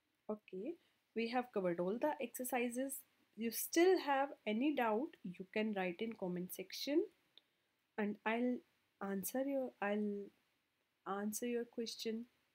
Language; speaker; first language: English; non-native, local second language; Hindi